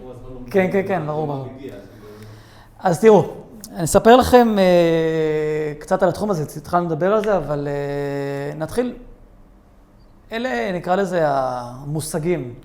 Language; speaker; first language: Hebrew; native; Hebrew